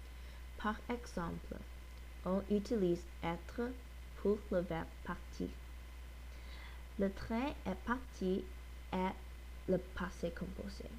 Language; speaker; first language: French; non-native, learner; English